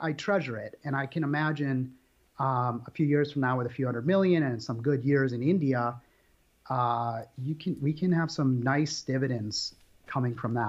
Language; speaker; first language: English; native; English